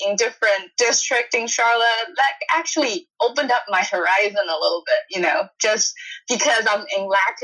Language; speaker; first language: English; non-native, fluent; Chinese